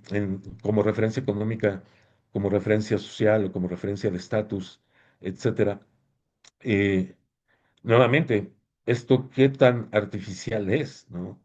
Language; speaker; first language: Spanish; native; Spanish